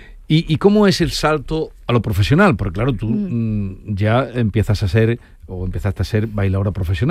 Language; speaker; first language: Spanish; native; Spanish